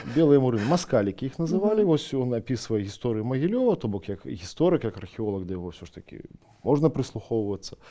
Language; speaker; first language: Belarusian; non-native, local second language; Russian